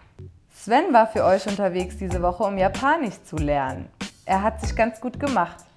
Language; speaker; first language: German; native; German